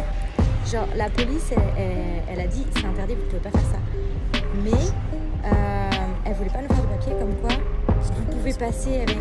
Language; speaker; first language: French; native; French